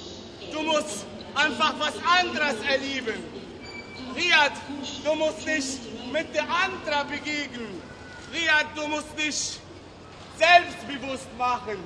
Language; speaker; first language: German; non-native, learner; Arabic